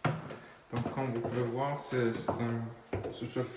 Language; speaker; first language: French; non-native, fluent; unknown